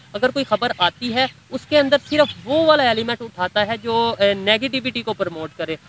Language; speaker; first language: Urdu; native; Urdu